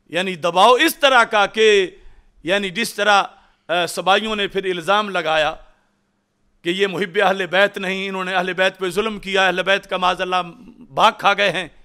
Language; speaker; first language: Urdu; non-native, local second language; Punjabi